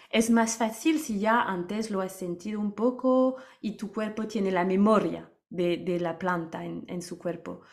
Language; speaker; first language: Spanish; non-native, fluent; French